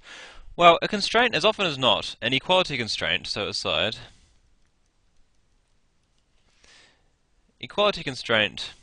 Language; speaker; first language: English; native; English